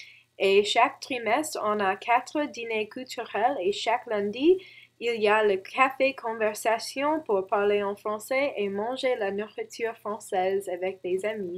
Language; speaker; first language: French; non-native, learner; English